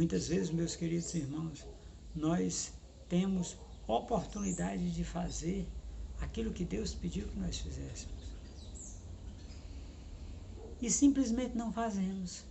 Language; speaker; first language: Portuguese; native; Portuguese